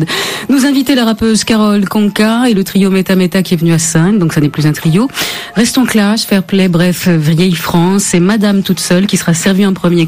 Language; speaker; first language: French; native; French